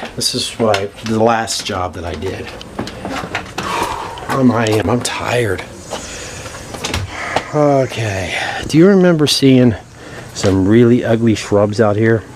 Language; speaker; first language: English; native; English